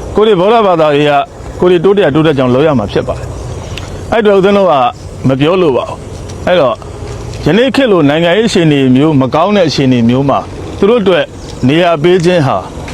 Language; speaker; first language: Burmese; native; Burmese